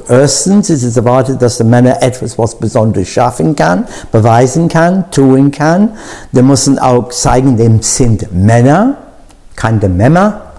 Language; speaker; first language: German; non-native, fluent; English